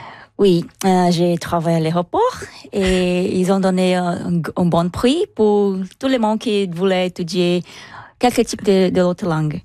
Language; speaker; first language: French; non-native, learner; Portuguese